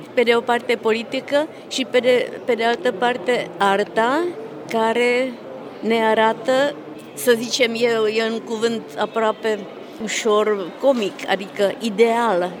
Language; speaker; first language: Romanian; non-native, fluent; Czech